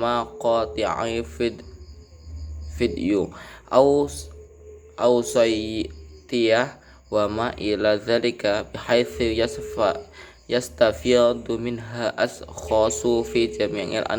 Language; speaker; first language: Arabic; non-native, learner; Indonesian